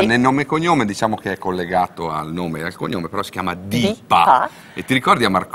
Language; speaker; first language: Italian; native; Italian